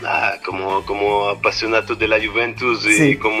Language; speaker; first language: Italian; non-native, fluent; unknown